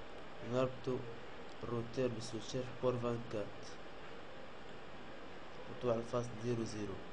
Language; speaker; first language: Arabic; native; Arabic